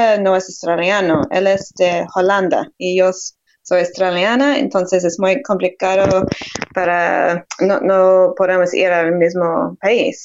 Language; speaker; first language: Spanish; non-native, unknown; English